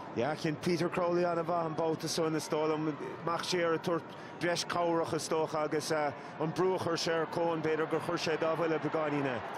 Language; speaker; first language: Irish; native; Irish